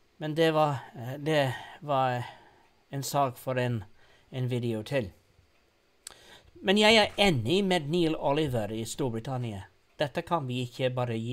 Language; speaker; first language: Norwegian; non-native, fluent; English